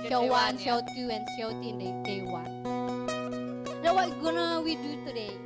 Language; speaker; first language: English; non-native, fluent; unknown